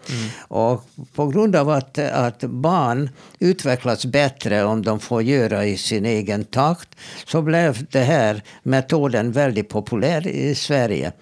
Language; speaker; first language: Swedish; non-native, fluent; Hungarian